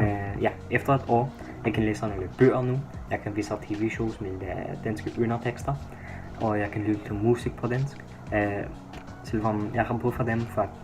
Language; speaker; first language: Danish; non-native, learner; English